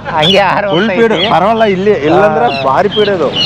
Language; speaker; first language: Kannada; non-native, local second language; Tamil